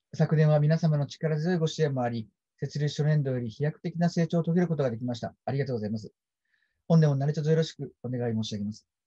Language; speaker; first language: Japanese; native; Japanese